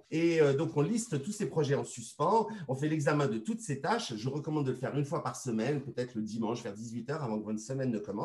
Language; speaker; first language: French; native; French